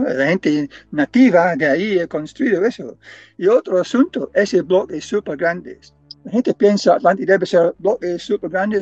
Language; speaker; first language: Spanish; non-native, fluent; English